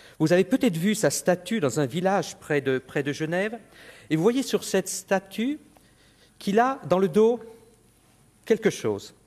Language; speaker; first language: French; native; French